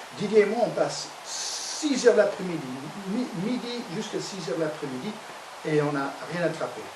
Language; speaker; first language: French; non-native, fluent; English